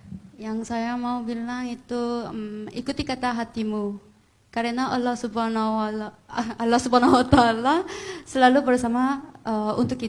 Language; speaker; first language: Indonesian; non-native, fluent; Korean